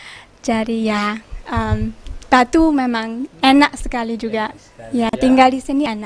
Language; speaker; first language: Indonesian; early bilingual, heritage; Indonesian